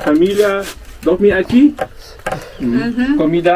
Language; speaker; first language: Spanish; non-native, learner; Vietnamese